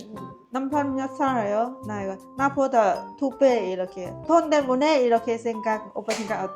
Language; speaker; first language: Korean; non-native, learner; Lao